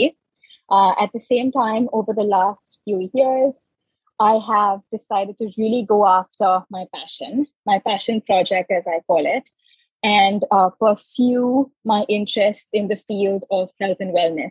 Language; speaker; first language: English; non-native, local second language; Hindi